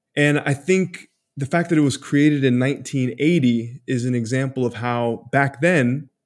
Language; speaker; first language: English; early bilingual, other home language; Spanish